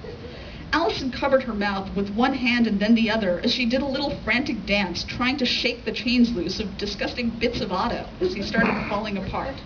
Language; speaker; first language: English; native; English